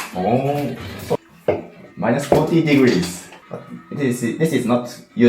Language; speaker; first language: English; non-native, learner; Japanese